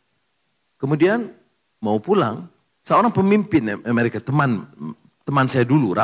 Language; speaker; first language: Malay; native; Malay